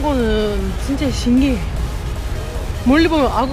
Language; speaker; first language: Korean; non-native, fluent; Lithuanian